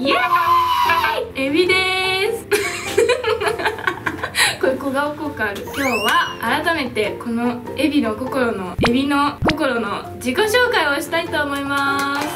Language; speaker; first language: Japanese; native; Japanese